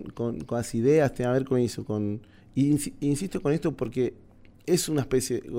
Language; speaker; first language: Portuguese; non-native, learner; Spanish